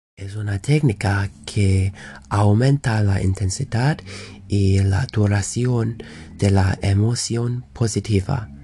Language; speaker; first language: Spanish; non-native, learner; English